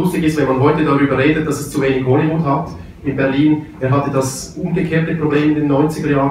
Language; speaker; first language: German; native; German